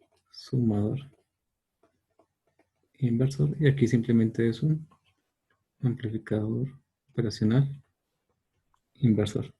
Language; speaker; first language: Spanish; native; Spanish